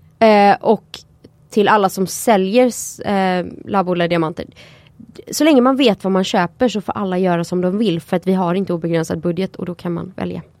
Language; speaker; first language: Swedish; native; Swedish